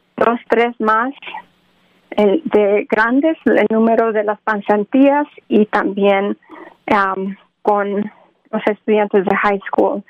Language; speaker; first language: Spanish; early bilingual, other home language; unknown